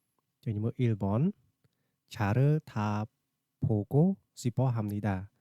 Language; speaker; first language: Korean; non-native, fluent; Khmer